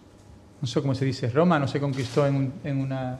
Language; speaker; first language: Italian; non-native, fluent; Spanish